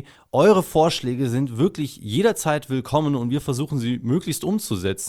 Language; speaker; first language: German; native; German